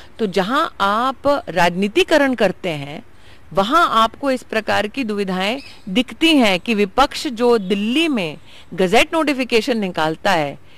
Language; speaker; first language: Hindi; native; Hindi